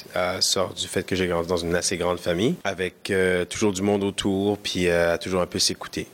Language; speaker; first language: French; early bilingual, other home language; Kinyarwanda